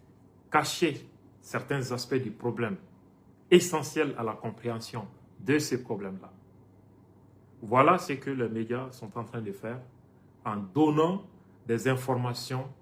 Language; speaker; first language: French; non-native, local second language; Bambara